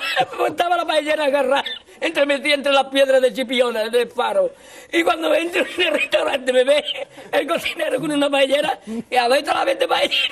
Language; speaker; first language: Spanish; native; Spanish